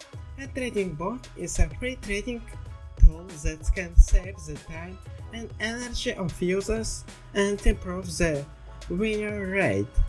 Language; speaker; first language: English; non-native, learner; Russian